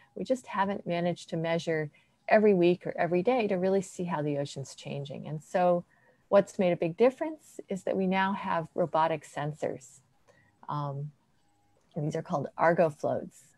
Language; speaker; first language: English; native; English